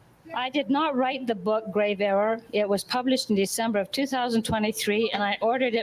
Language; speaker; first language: English; native; English